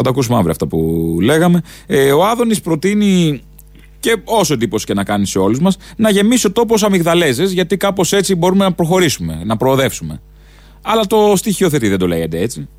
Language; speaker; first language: Greek; native; Greek